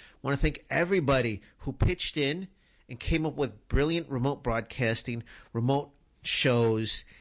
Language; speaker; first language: English; early bilingual, other home language; Spanish